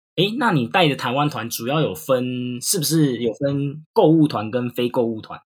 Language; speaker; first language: Chinese; native; Chinese